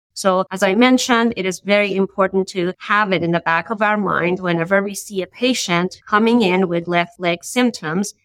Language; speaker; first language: English; non-native, fluent; Persian